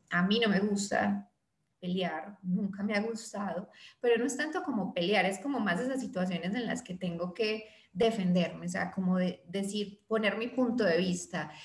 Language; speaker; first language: Spanish; native; Spanish